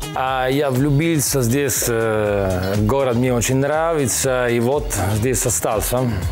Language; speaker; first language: Russian; non-native, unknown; Italian